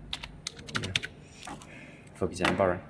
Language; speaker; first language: English; non-native, learner; Chinese